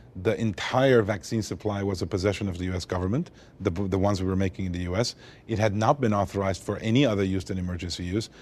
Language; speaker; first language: English; early bilingual, other home language; Armenian